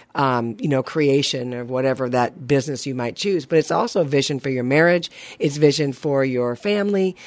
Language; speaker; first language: English; native; English